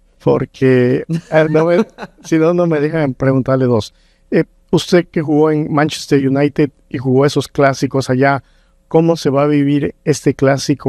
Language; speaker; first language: Spanish; native; Spanish